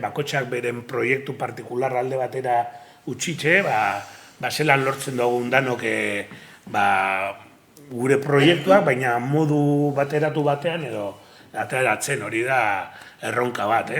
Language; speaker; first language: Basque; native; Basque